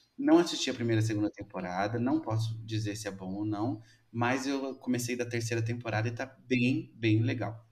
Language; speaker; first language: Portuguese; native; Portuguese